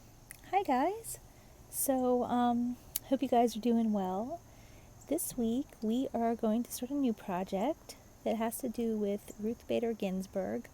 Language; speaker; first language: English; native; English